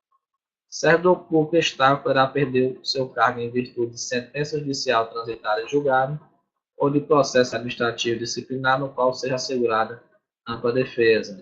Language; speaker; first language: Portuguese; native; Portuguese